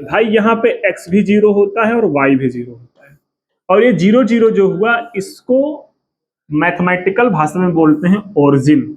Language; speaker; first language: Hindi; native; Hindi